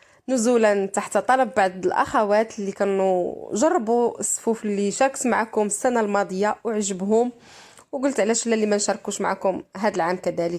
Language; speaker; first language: Arabic; native; Arabic